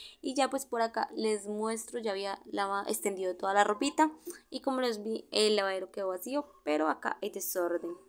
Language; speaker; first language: Spanish; native; Spanish